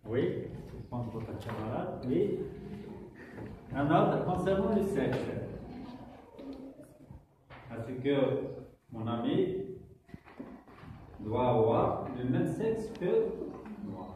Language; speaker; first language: French; non-native, local second language; Kabyle